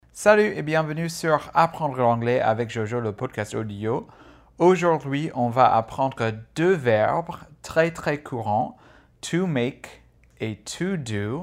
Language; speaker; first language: French; non-native, fluent; English